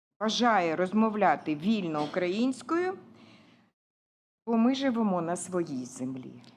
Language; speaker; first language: Ukrainian; non-native, local second language; Russian